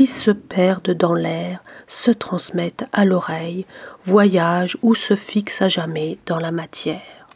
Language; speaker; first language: French; native; French